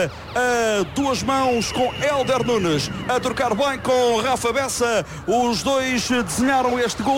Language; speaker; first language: Portuguese; native; Portuguese